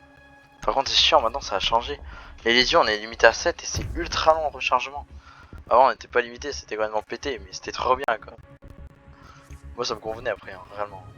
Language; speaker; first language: French; native; French